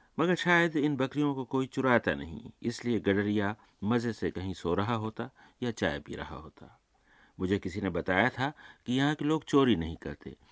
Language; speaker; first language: Urdu; native; Urdu